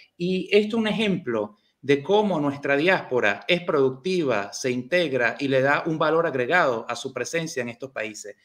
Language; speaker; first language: Spanish; native; Spanish